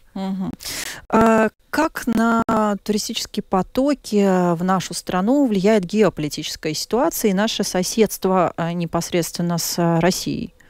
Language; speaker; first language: Russian; native; Russian